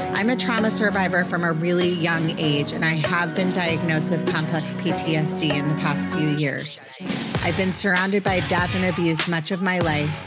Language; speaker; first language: English; native; English